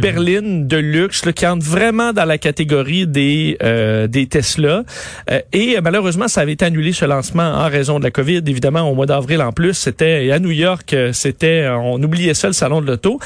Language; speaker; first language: French; native; French